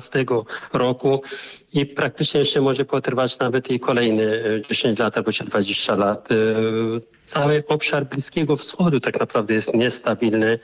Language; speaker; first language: Polish; non-native, fluent; Arabic